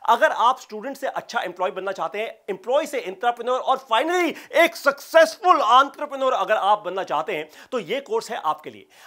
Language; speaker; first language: Hindi; native; Hindi